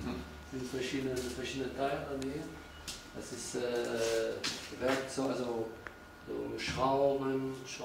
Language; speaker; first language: German; non-native, learner; Portuguese